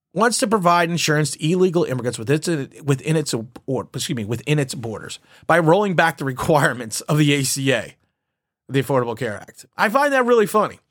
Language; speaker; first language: English; native; English